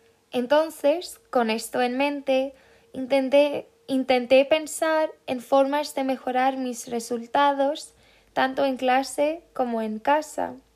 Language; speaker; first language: Spanish; non-native, fluent; Swedish